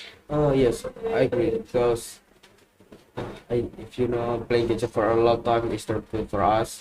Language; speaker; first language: English; non-native, learner; Indonesian